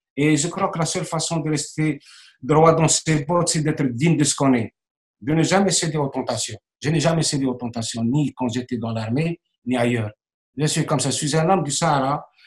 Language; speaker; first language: French; non-native, local second language; Arabic